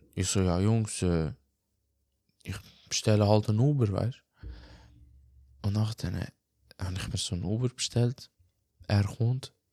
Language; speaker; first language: German; early bilingual, other home language; Albanian